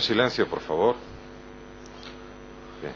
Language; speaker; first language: Spanish; native; Spanish